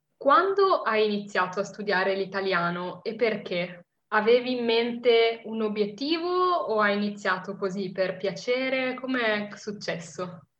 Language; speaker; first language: Italian; native; Italian